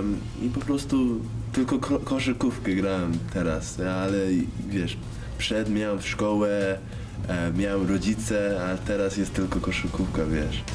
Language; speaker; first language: Polish; early bilingual, heritage; English